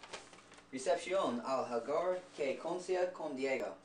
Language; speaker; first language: Spanish; non-native, learner; English